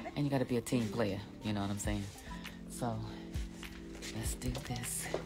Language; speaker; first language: English; native; English